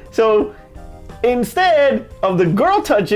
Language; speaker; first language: English; native; English